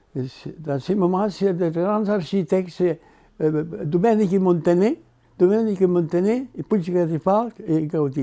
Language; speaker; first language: French; non-native, learner; Catalan